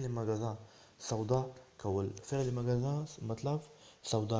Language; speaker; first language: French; non-native, learner; Pashto